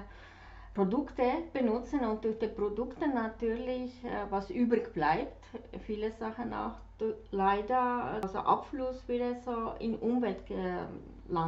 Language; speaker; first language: German; non-native, fluent; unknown